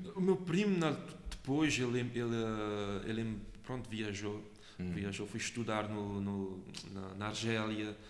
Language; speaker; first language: Portuguese; non-native, local second language; Kabuverdianu